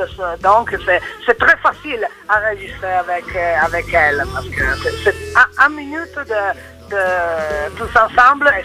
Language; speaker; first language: French; non-native, learner; Italian